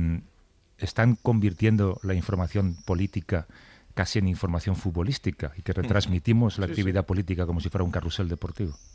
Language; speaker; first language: Spanish; native; Spanish